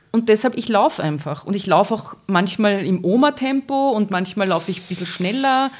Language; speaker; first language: German; native; German